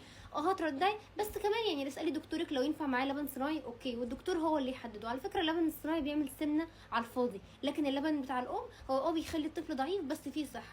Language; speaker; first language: Arabic; native; Arabic